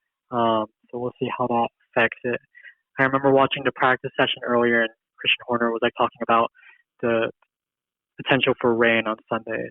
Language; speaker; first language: English; native; English